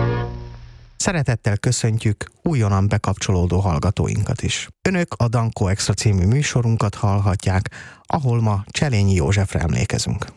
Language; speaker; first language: Hungarian; native; Hungarian